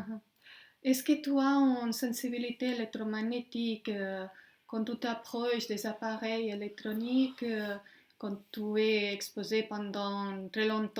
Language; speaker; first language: French; non-native, fluent; Spanish